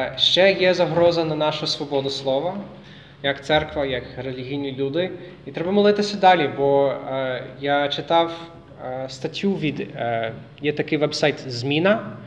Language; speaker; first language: Ukrainian; non-native, fluent; English